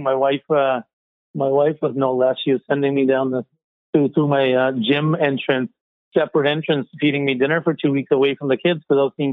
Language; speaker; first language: English; native; English